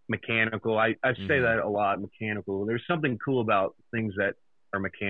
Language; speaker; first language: English; native; English